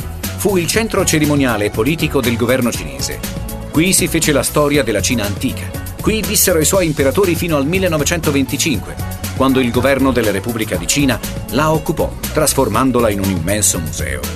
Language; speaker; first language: Italian; native; Italian